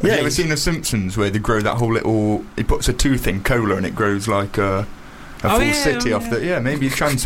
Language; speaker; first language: English; native; English